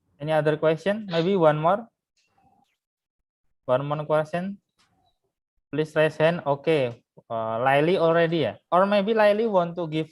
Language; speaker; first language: English; non-native, fluent; Indonesian